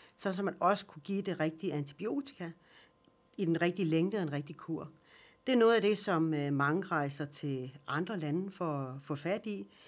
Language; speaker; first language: Danish; early bilingual, other home language; Swedish